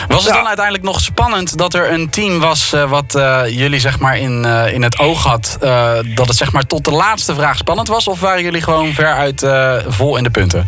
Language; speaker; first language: Dutch; native; Dutch